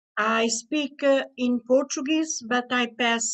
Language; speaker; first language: English; non-native, learner; Portuguese